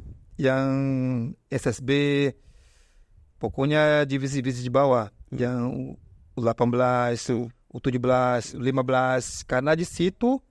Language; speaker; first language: Indonesian; non-native, fluent; Portuguese